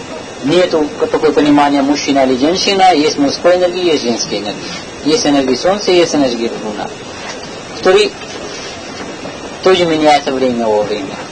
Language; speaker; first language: Russian; non-native, learner; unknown